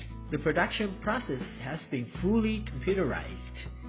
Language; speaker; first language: English; non-native, fluent; Chinese